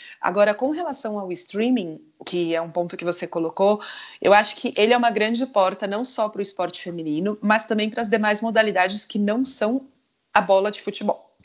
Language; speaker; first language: Portuguese; native; Portuguese